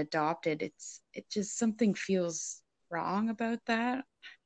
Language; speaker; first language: English; native; English